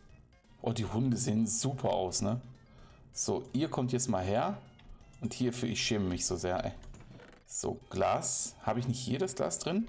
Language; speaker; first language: German; native; German